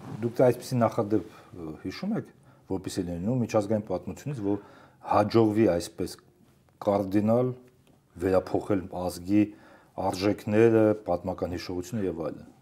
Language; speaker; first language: Armenian; native; Armenian